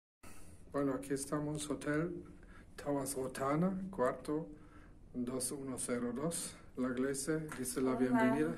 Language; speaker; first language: Spanish; non-native, fluent; German